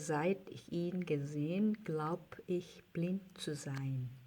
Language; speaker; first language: German; non-native, fluent; Korean